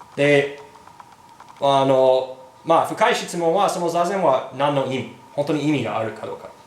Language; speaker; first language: Japanese; non-native, fluent; English